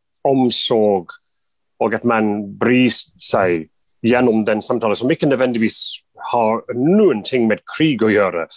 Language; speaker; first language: Norwegian; non-native, fluent; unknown